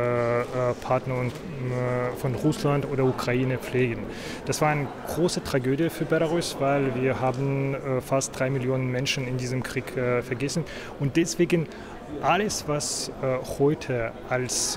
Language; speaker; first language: German; non-native, fluent; Belarusian